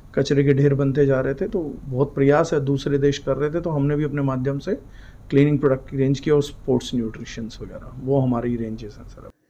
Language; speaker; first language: Hindi; native; Hindi